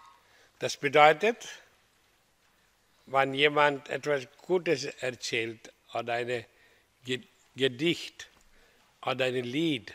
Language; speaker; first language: German; non-native, fluent; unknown